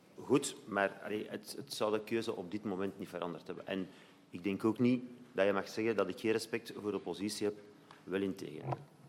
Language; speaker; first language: Dutch; native; Dutch